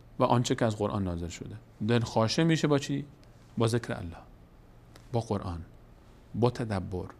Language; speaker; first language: Persian; native; Persian